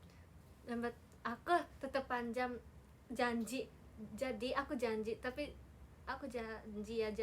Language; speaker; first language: Indonesian; native; Indonesian